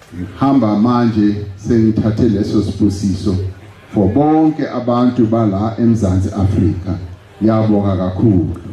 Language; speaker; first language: Zulu; non-native, local second language; Venda